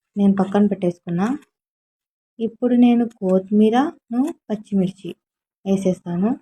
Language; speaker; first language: Telugu; non-native, local second language; Urdu